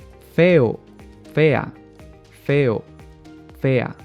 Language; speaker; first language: Spanish; native; Spanish